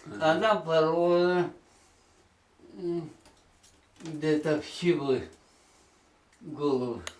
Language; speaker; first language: Russian; non-native, local second language; Ukrainian